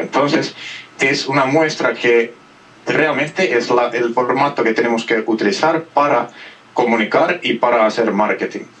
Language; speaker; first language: Spanish; non-native, fluent; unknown